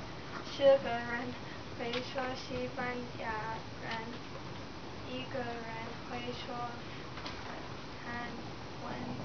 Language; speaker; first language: Chinese; non-native, learner; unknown